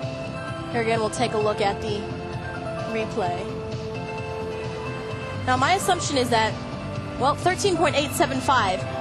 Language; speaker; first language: English; native; English